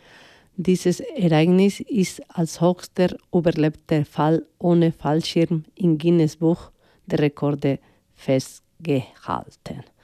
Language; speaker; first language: German; non-native, fluent; Spanish